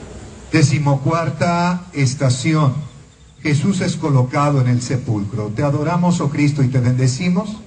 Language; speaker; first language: Spanish; native; Spanish